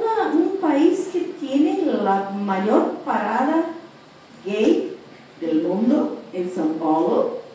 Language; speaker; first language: Spanish; non-native, fluent; Portuguese